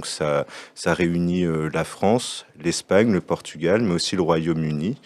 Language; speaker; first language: French; native; French